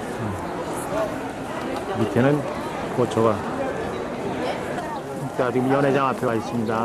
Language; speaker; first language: Korean; native; Korean